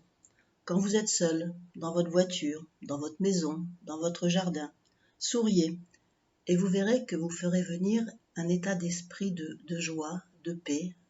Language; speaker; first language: French; native; French